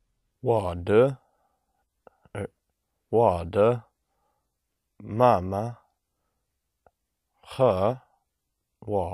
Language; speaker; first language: Chinese; non-native, learner; English